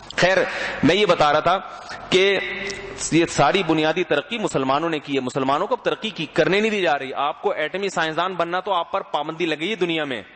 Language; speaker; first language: Urdu; native; Urdu